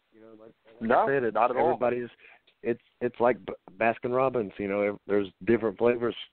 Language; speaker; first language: English; native; English